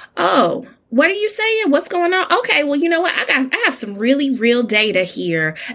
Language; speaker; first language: English; native; English